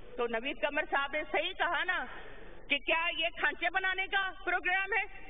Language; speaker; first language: Urdu; non-native, local second language; Sindhi